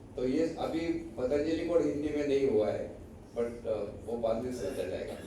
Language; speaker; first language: Hindi; non-native, local second language; Marathi